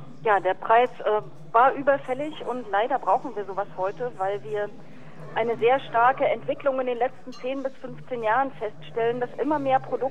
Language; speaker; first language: German; native; German